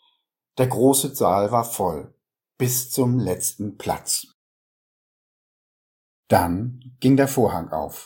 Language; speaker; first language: German; native; German